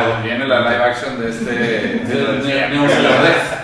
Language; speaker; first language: Spanish; native; Spanish